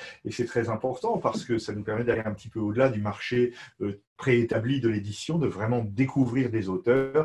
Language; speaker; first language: French; native; French